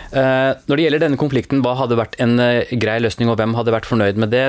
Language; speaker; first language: Norwegian; early bilingual, other home language; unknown